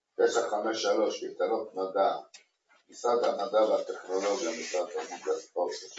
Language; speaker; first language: Hebrew; non-native, local second language; Arabic